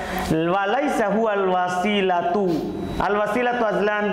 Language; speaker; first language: Arabic; non-native, fluent; Indonesian